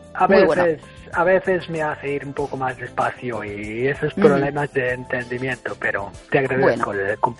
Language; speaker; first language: Spanish; non-native, fluent; English